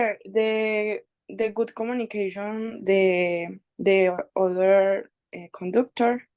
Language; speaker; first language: English; non-native, learner; Spanish